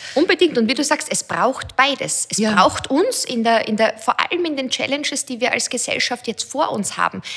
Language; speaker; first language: German; native; German